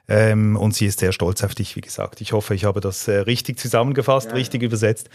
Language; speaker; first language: German; native; German